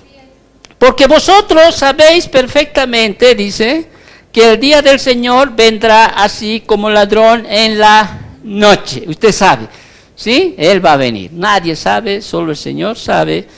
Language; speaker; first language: Spanish; native; Spanish